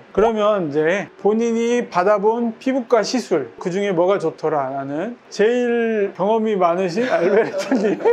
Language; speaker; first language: Korean; native; Korean